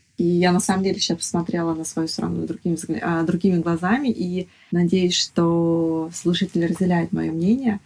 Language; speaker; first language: Russian; native; Russian